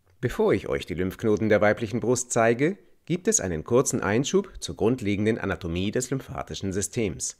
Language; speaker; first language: German; native; German